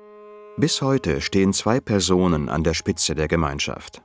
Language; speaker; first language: German; native; German